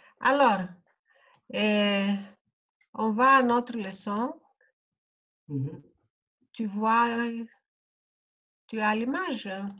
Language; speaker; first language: French; non-native, fluent; Greek